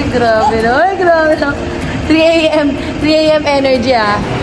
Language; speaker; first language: Filipino; native; Filipino